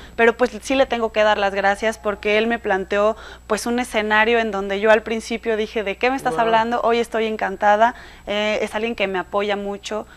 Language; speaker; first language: Spanish; native; Spanish